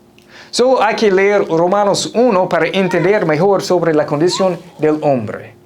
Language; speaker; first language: Spanish; non-native, fluent; English